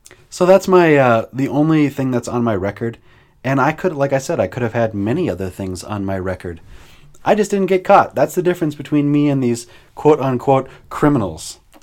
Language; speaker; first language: English; native; English